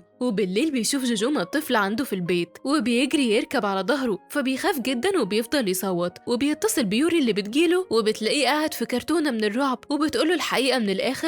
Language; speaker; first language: Arabic; native; Arabic